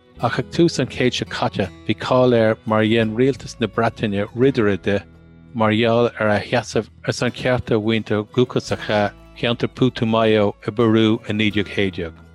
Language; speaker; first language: Irish; non-native, local second language; English